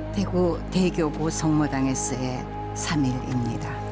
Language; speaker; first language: Korean; native; Korean